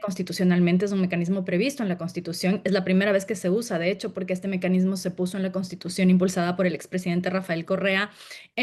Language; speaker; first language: Spanish; native; Spanish